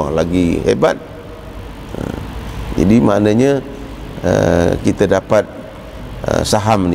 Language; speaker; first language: Malay; native; Malay